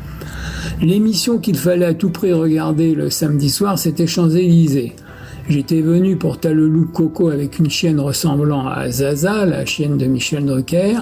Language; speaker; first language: French; native; French